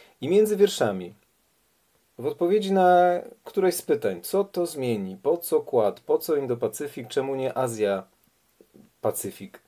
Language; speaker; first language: Polish; native; Polish